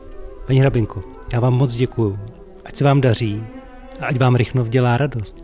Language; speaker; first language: Czech; native; Czech